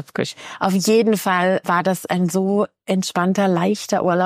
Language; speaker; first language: German; native; German